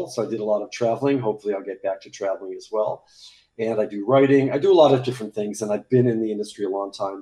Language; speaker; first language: English; native; English